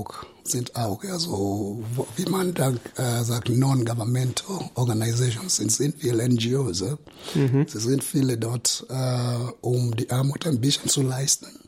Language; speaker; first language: German; non-native, fluent; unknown